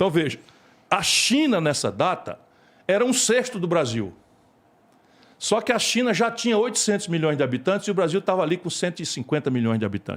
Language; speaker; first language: Portuguese; native; Portuguese